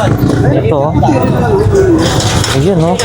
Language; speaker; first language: Filipino; native; Filipino